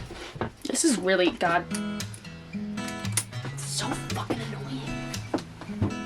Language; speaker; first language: English; native; English